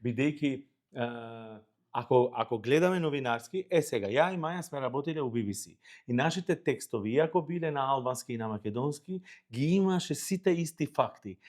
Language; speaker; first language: Macedonian; non-native, local second language; Albanian